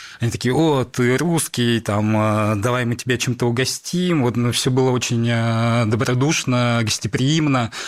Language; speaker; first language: Russian; native; Russian